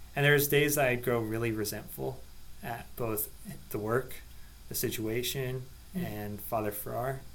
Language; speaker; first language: English; native; English